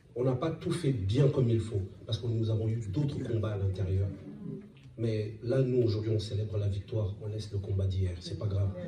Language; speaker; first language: French; native; French